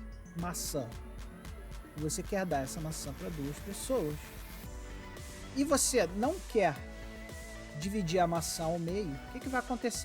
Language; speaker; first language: Portuguese; native; Portuguese